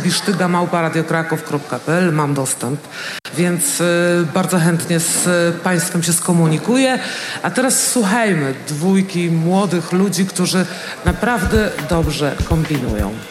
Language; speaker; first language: Polish; native; Polish